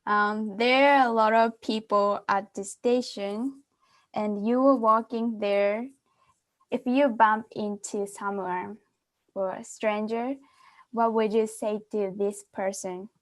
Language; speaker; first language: English; non-native, fluent; Japanese